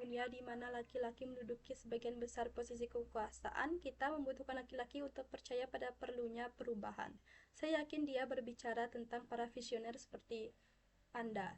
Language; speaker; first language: Indonesian; non-native, local second language; Balinese